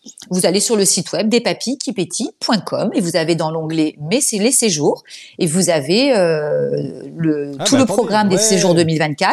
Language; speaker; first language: French; native; French